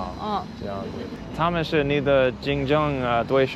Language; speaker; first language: Chinese; non-native, learner; English